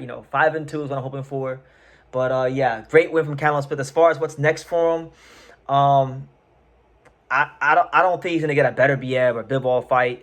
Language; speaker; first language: English; native; English